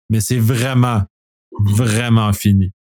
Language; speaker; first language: French; native; French